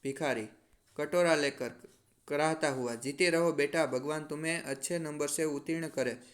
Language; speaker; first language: Hindi; non-native, local second language; Gujarati